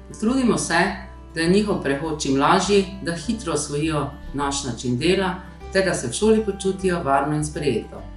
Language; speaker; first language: Slovenian; native; Slovenian